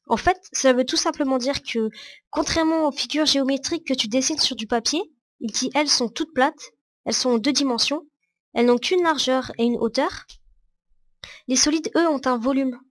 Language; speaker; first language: French; native; French